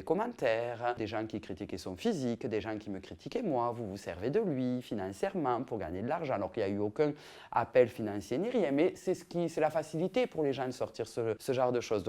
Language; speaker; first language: French; native; French